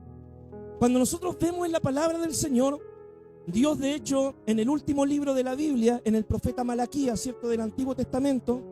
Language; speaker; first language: Spanish; native; Spanish